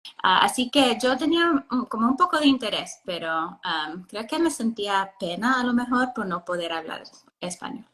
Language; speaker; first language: Spanish; non-native, fluent; English